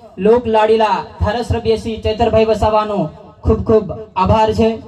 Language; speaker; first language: Gujarati; non-native, local second language; Rathawi